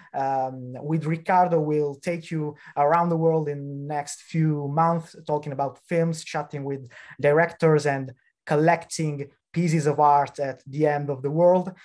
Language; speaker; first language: English; non-native, fluent; Italian